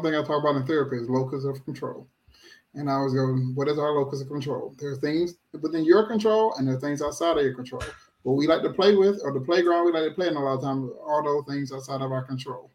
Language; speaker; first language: English; native; English